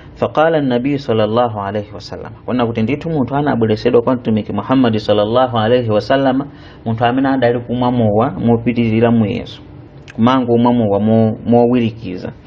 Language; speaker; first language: Nyanja; native; Nyanja